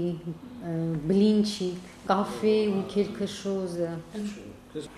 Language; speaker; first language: French; non-native, learner; Armenian